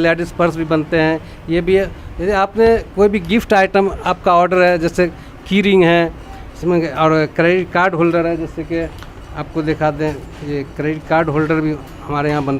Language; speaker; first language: Hindi; native; Hindi